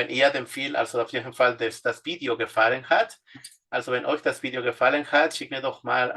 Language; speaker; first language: German; non-native, fluent; Spanish